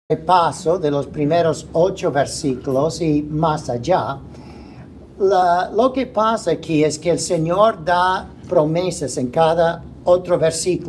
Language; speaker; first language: Spanish; non-native, fluent; English